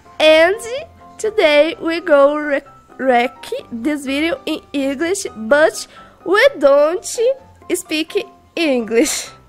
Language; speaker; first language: English; non-native, learner; Portuguese